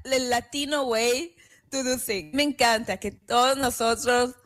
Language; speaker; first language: Spanish; native; Spanish